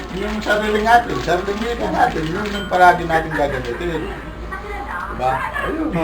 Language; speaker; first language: Filipino; non-native, local second language; Hiligaynon